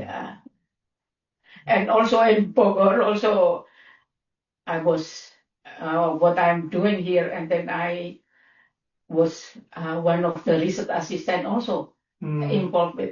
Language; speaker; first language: English; non-native, learner; Indonesian